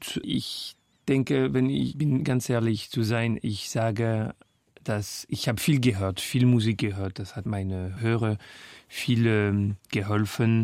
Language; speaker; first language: German; non-native, local second language; French